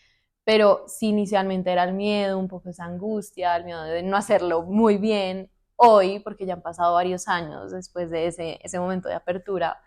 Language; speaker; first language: Spanish; native; Spanish